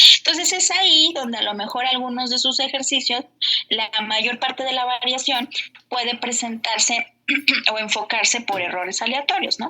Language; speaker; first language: Spanish; native; Spanish